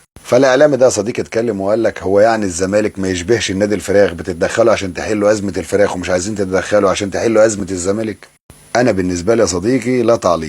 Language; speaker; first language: Arabic; native; Arabic